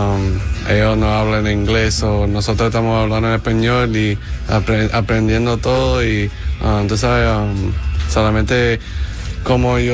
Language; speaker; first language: Spanish; early bilingual, heritage; English